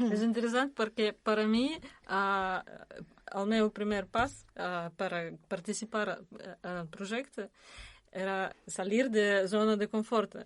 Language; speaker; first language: Catalan; non-native, learner; Russian